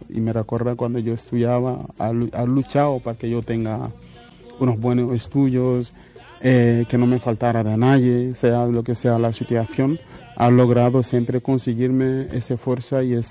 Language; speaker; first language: Spanish; non-native, fluent; Wolof